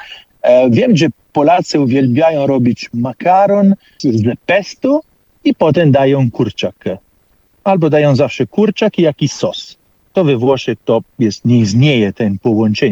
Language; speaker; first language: Polish; non-native, fluent; Italian